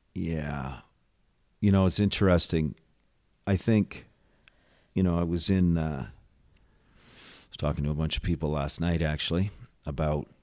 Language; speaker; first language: English; native; English